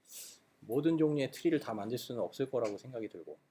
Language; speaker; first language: Korean; native; Korean